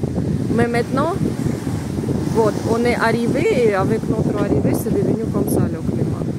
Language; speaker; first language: French; non-native, fluent; Russian